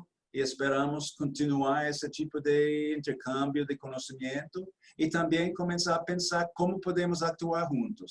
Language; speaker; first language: Spanish; non-native, fluent; Portuguese